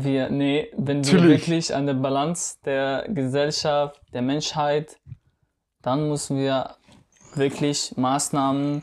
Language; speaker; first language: German; non-native, fluent; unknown